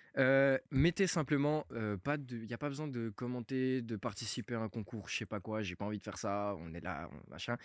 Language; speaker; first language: French; early bilingual, other home language; Portuguese